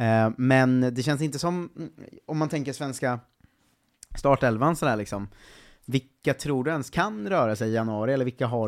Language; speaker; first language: Swedish; native; Swedish